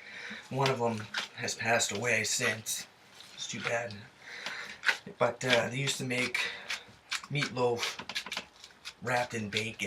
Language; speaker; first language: English; native; English